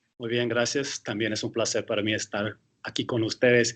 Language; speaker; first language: Spanish; early bilingual, heritage; English